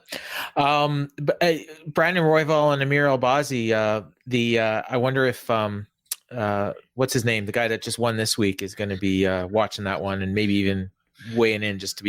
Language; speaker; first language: English; native; English